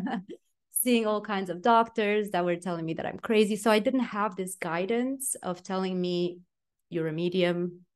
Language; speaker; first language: English; non-native, fluent; Romanian